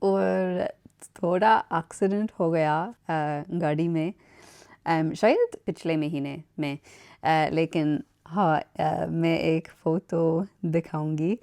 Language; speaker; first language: Hindi; non-native, learner; English